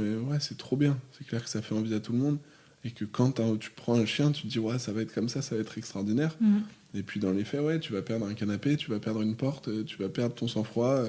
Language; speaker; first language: French; native; French